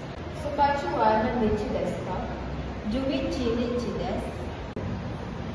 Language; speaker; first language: Japanese; non-native, learner; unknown